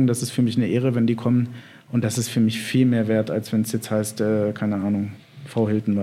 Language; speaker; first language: German; native; German